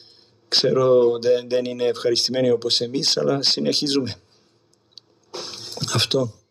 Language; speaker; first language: Greek; non-native, fluent; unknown